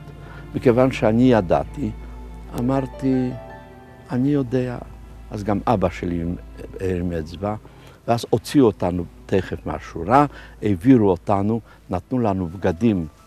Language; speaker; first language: Hebrew; non-native, fluent; Polish